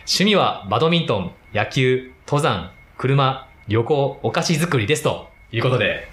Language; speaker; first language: Japanese; native; Japanese